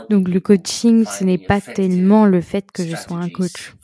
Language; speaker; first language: French; non-native, fluent; Swedish